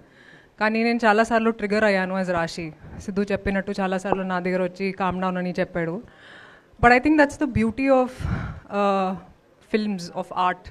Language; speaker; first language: Telugu; non-native, fluent; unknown